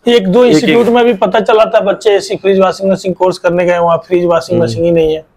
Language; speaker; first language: Hindi; native; Hindi